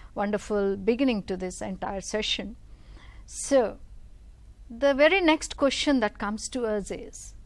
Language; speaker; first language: English; non-native, local second language; Telugu